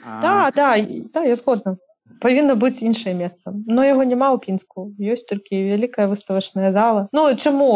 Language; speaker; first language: Belarusian; native; Belarusian